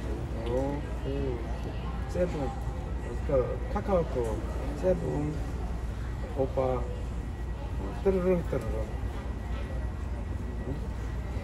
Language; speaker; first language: Korean; non-native, learner; Vietnamese